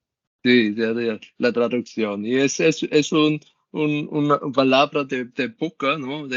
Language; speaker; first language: Spanish; non-native, learner; German